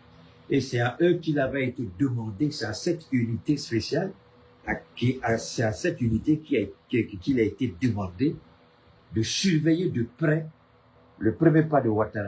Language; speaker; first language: French; native; French